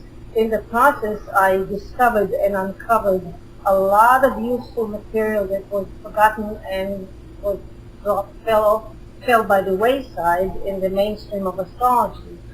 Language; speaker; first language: English; non-native, fluent; Hebrew